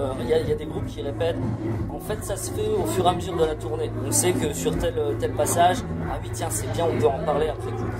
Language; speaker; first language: French; native; French